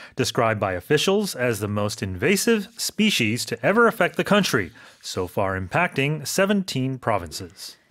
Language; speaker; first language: English; native; English